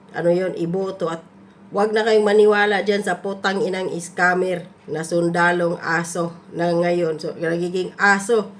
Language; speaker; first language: Filipino; non-native, local second language; Cebuano